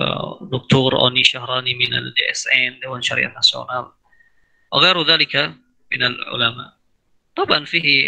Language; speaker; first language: Arabic; non-native, fluent; Indonesian